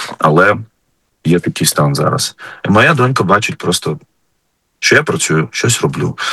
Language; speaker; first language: Ukrainian; non-native, fluent; Arabic